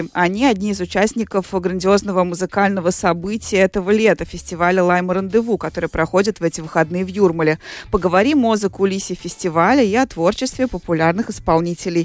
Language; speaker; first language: Russian; native; Russian